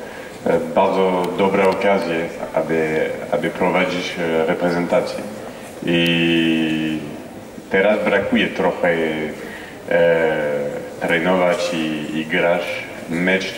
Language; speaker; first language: Polish; non-native, fluent; French